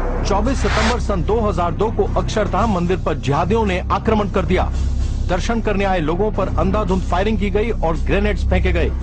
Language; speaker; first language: Hindi; native; Hindi